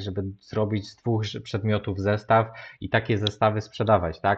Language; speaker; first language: Polish; native; Polish